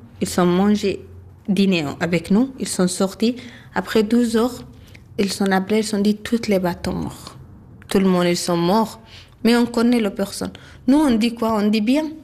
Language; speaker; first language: French; non-native, learner; Arabic